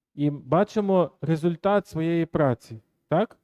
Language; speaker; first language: Ukrainian; native; Ukrainian